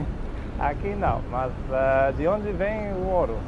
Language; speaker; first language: Portuguese; non-native, learner; English